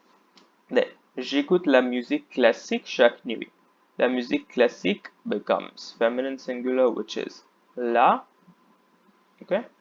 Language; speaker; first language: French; non-native, fluent; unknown